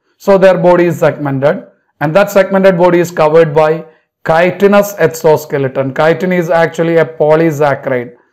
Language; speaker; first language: English; non-native, local second language; Malayalam